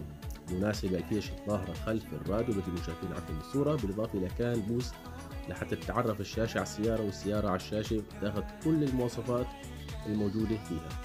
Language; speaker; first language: Arabic; native; Arabic